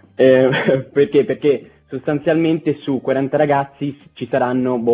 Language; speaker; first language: Italian; native; Italian